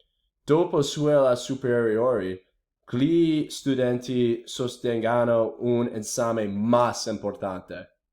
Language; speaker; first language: Italian; non-native, learner; English